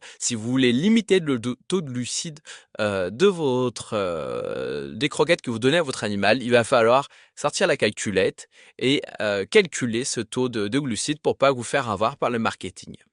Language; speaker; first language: French; native; French